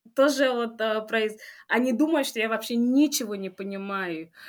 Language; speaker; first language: Russian; non-native, fluent; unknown